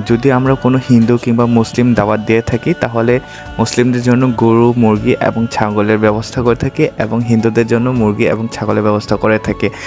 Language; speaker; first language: Bangla; non-native, local second language; Garo